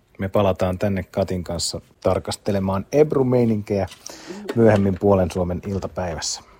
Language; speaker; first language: Finnish; native; Finnish